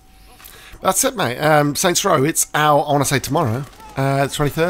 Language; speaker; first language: English; native; English